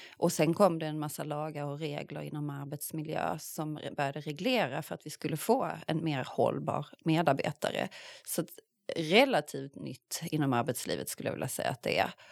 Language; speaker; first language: Swedish; native; Swedish